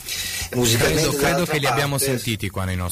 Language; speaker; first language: Italian; native; Italian